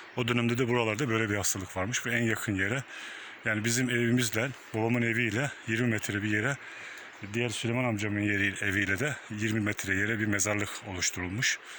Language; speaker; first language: Turkish; native; Turkish